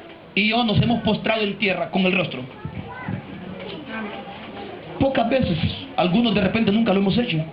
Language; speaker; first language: Spanish; native; Spanish